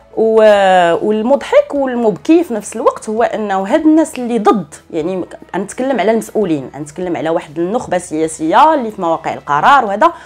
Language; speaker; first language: Arabic; native; Arabic